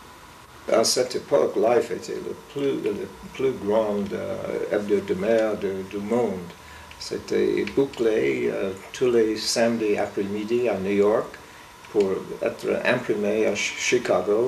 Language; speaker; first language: French; non-native, fluent; English